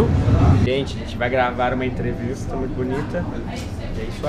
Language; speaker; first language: Portuguese; native; Portuguese